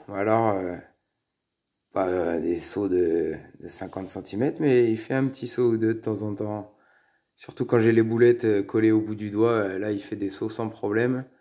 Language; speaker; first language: French; native; French